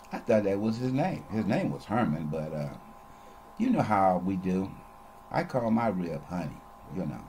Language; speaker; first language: English; native; English